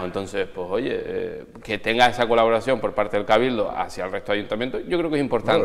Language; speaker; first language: Spanish; native; Spanish